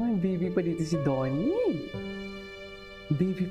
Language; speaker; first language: Filipino; native; Filipino